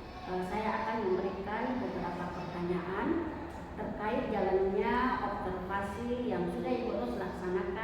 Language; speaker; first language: Indonesian; native; Indonesian